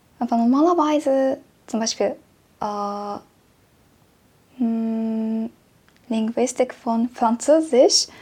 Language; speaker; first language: German; non-native, learner; Japanese